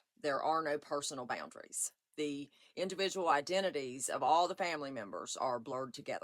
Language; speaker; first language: English; native; English